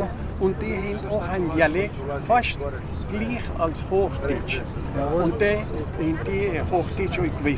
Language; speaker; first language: German; early bilingual, heritage; German